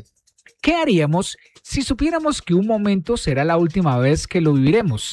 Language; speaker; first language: Spanish; native; Spanish